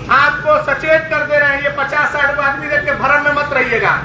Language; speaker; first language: Hindi; non-native, local second language; Bangla